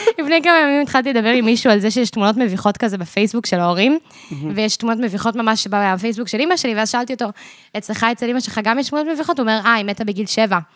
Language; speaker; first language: Hebrew; early bilingual, other home language; English